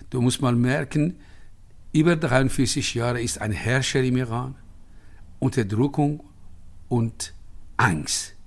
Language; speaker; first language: German; non-native, fluent; Persian